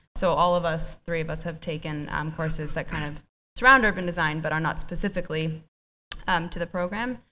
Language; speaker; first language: English; native; English